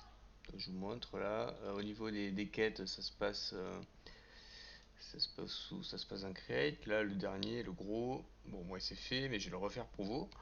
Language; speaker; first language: French; native; French